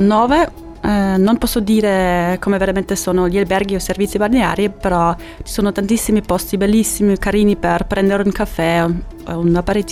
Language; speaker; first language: Italian; non-native, fluent; German